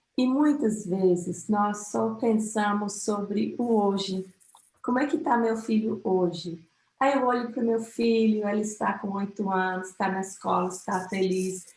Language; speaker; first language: Portuguese; non-native, fluent; English